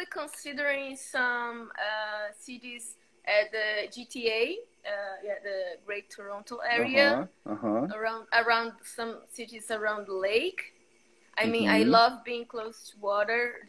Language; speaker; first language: English; non-native, fluent; Portuguese